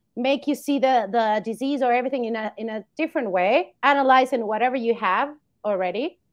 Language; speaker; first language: English; non-native, fluent; Spanish